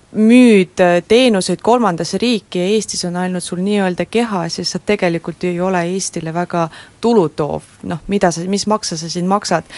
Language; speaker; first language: Estonian; non-native, local second language; Russian